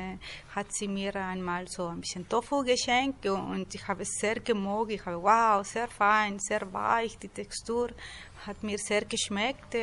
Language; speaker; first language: German; non-native, learner; Spanish